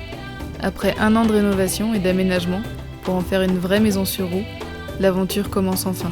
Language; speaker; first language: French; native; French